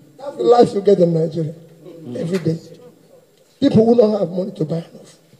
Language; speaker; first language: English; native; English